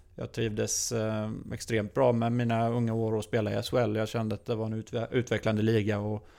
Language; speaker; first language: Swedish; native; Swedish